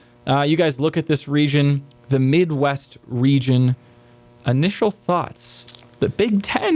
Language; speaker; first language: English; native; English